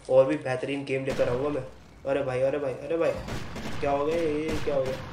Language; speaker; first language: Hindi; native; Hindi